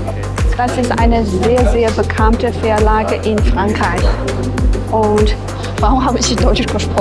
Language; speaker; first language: German; non-native, learner; Chinese